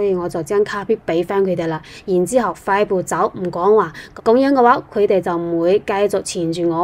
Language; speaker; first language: Chinese; native; Chinese